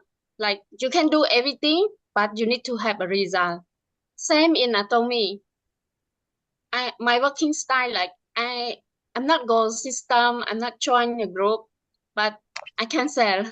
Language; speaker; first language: English; non-native, learner; Khmer